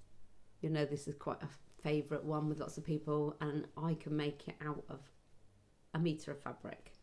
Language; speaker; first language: English; native; English